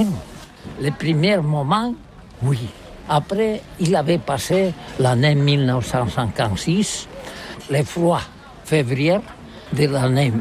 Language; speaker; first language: French; non-native, learner; Catalan